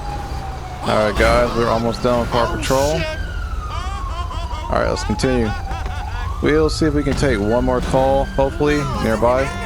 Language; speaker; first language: English; native; English